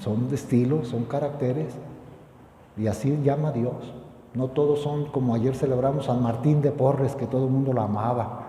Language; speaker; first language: Spanish; native; Spanish